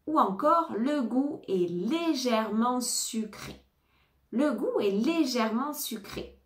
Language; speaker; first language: French; native; French